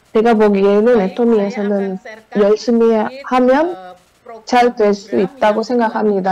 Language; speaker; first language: Korean; non-native, fluent; Indonesian